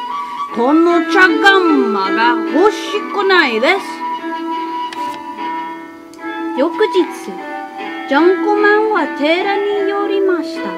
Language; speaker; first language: Japanese; non-native, learner; English